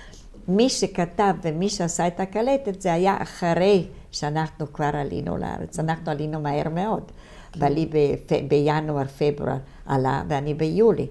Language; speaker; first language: Hebrew; non-native, fluent; Italian